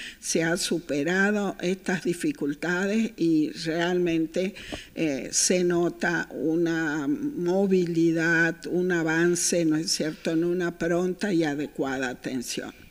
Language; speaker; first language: Spanish; native; Spanish